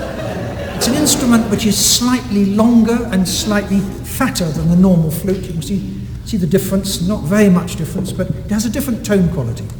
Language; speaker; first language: English; native; English